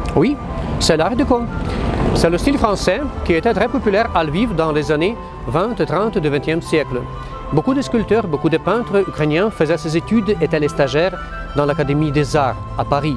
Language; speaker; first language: French; non-native, fluent; Ukrainian